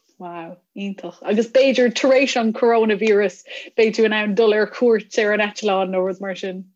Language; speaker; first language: Irish; non-native, local second language; English